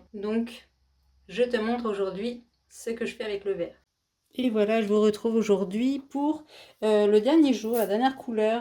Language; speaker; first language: French; native; French